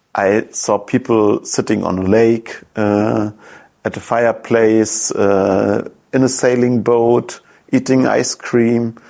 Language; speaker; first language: English; non-native, fluent; German